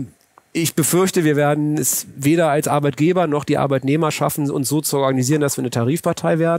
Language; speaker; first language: German; native; German